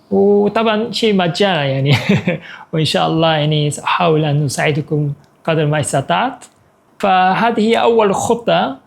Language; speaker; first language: Arabic; non-native, fluent; Korean